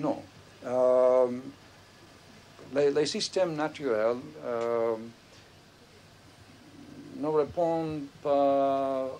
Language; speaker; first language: French; non-native, fluent; English